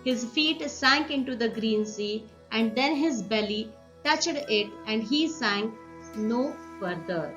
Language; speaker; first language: English; non-native, local second language; Marathi